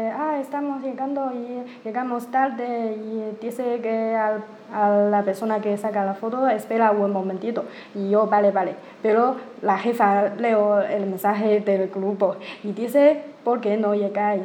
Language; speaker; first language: Spanish; non-native, learner; Chinese